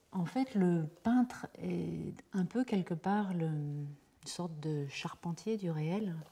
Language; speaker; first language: French; native; French